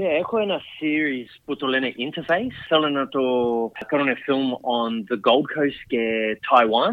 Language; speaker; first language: Greek; early bilingual, heritage; Greek